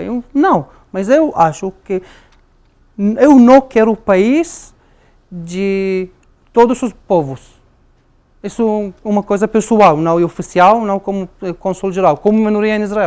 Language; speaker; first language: Portuguese; non-native, fluent; Arabic